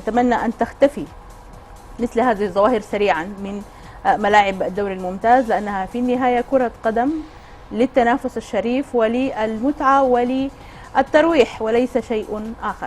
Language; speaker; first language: Arabic; native; Arabic